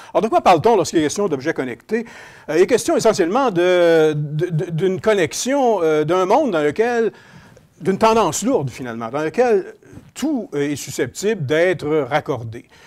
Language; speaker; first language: French; native; French